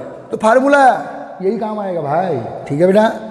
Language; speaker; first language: Hindi; native; Hindi